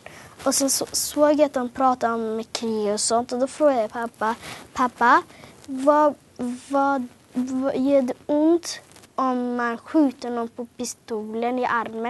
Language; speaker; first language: Swedish; early bilingual, other home language; Somali